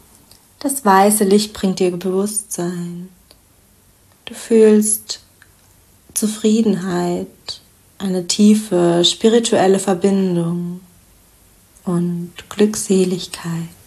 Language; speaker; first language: German; native; German